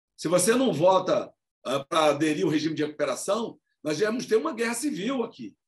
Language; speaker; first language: Portuguese; native; Portuguese